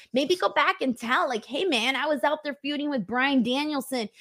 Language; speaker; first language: English; native; English